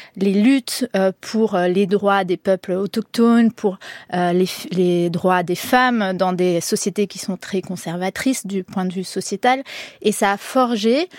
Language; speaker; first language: French; early bilingual, heritage; Spanish